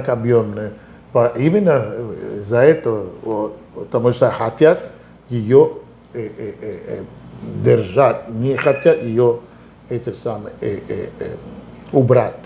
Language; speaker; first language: Russian; non-native, fluent; Spanish